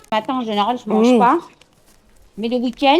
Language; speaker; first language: French; non-native, fluent; Turkish